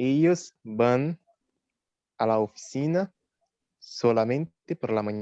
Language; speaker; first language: Spanish; non-native, learner; Portuguese